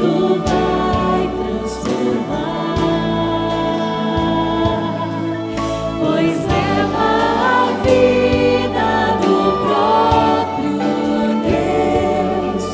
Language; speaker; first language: Portuguese; native; Portuguese